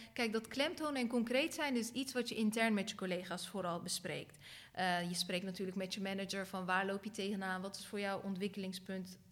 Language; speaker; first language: Dutch; early bilingual, other home language; Turkish